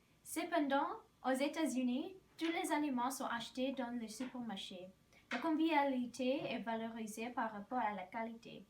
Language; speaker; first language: French; non-native, learner; English